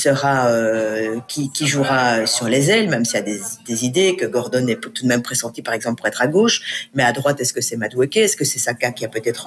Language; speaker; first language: French; native; French